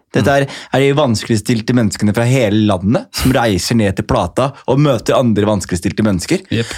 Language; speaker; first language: Norwegian; native; Norwegian